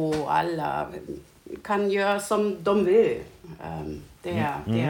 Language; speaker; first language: Swedish; non-native, learner; German